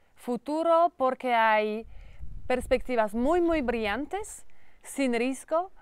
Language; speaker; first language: Spanish; non-native, learner; Slovak